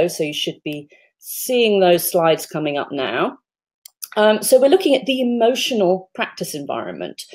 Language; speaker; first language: English; native; English